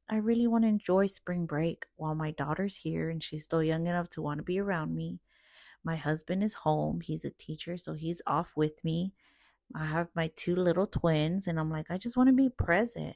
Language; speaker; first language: English; early bilingual, other home language; Spanish